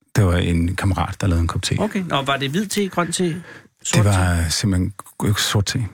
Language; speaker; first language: Danish; non-native, fluent; English